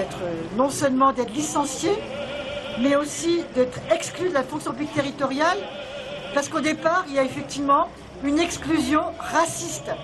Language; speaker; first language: French; native; French